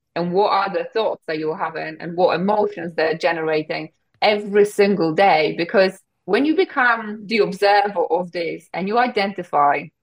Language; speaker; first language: English; non-native, fluent; Polish